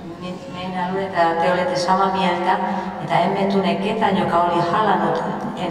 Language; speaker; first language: Finnish; non-native, fluent; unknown